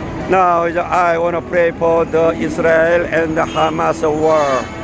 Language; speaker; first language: English; non-native, learner; Korean